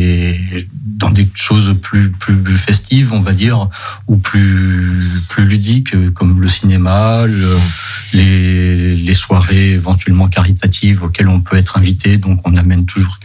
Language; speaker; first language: French; native; French